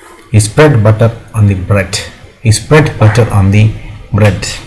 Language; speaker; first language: English; non-native, local second language; Telugu